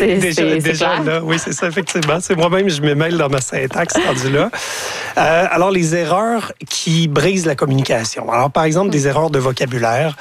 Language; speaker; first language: French; native; French